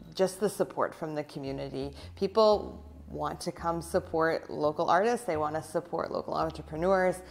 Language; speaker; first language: English; native; English